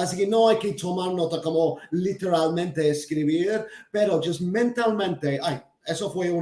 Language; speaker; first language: Spanish; non-native, fluent; English